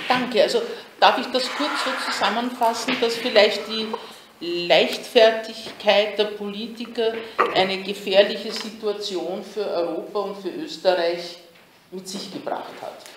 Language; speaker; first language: German; native; German